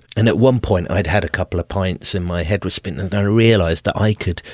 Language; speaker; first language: English; native; English